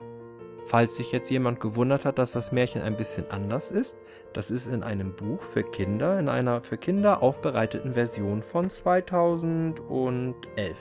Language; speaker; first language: German; native; German